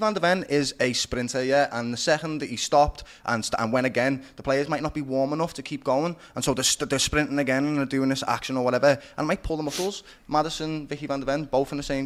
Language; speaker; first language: English; native; English